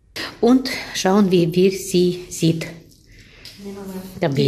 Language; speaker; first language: German; non-native, learner; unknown